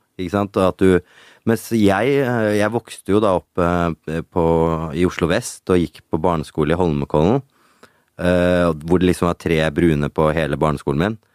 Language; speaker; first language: Norwegian; early bilingual, other home language; Punjabi